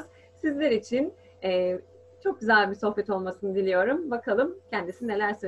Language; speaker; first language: Turkish; native; Turkish